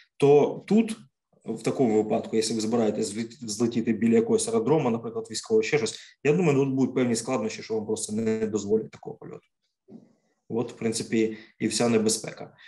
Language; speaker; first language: Ukrainian; native; Ukrainian